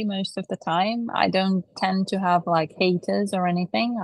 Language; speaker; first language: English; non-native, fluent; Russian